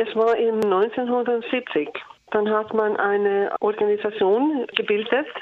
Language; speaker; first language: German; non-native, learner; Icelandic